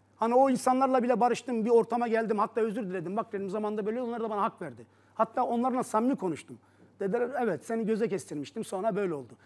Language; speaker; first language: Turkish; early bilingual, heritage; Turkish